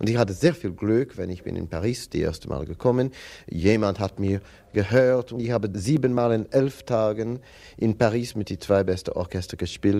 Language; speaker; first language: German; non-native, learner; English